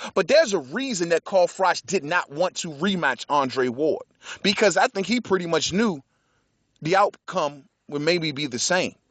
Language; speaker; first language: English; native; English